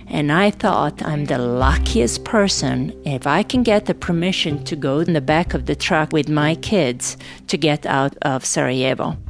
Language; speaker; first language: English; non-native, fluent; Serbian